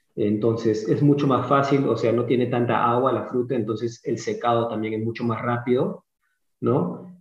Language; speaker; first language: Spanish; early bilingual, heritage; Spanish